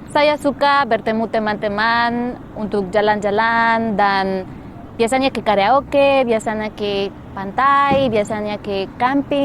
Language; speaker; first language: Indonesian; non-native, fluent; Spanish